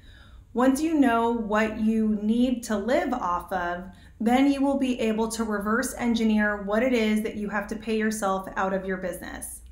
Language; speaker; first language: English; native; English